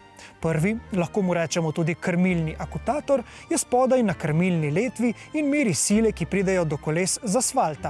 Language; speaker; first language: Slovenian; native; Slovenian